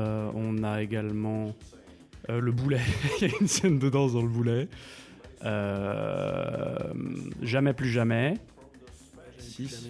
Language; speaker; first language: French; native; French